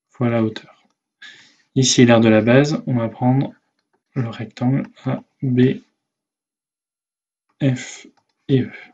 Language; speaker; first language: French; native; French